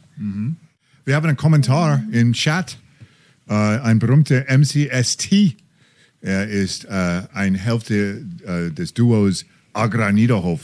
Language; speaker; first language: German; non-native, fluent; English